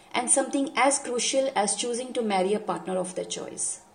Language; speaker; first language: English; non-native, local second language; Hindi